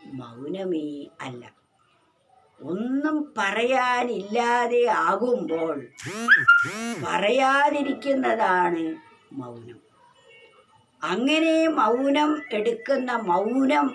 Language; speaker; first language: Malayalam; native; Malayalam